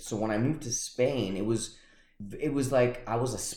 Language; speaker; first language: English; early bilingual, other home language; Spanish